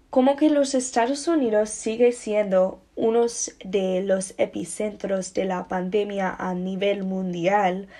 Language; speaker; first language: Spanish; non-native, learner; English